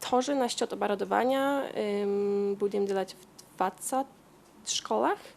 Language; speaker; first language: Russian; non-native, learner; Polish